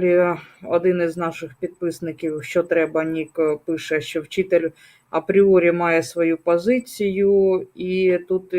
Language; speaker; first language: Ukrainian; native; Ukrainian